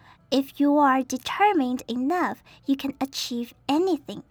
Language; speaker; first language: English; non-native, fluent; Chinese